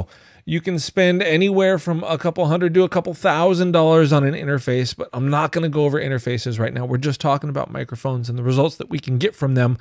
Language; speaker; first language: English; native; English